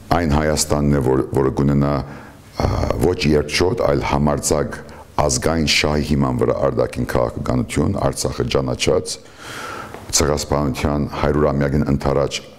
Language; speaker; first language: Armenian; early bilingual, heritage; Armenian